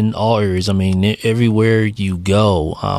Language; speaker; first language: English; native; English